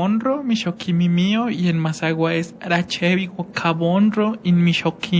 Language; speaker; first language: Spanish; native; Spanish